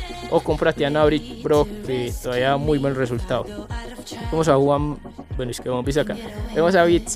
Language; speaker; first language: Spanish; native; Spanish